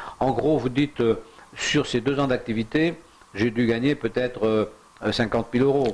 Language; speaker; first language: French; native; French